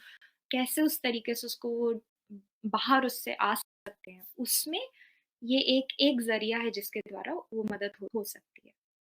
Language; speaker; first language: Hindi; native; Hindi